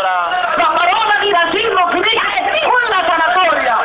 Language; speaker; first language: Italian; non-native, learner; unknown